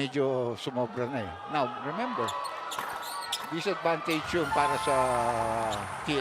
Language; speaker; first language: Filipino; native; Filipino